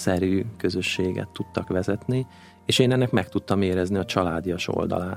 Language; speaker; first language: Hungarian; native; Hungarian